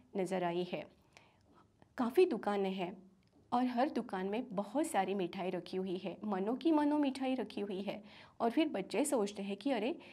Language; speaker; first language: Hindi; non-native, local second language; Marathi